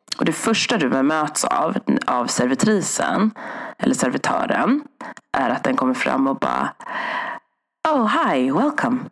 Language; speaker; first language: Swedish; early bilingual, other home language; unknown